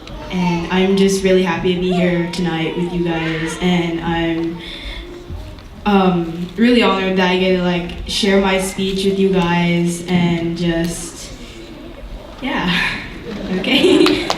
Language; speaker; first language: English; native; English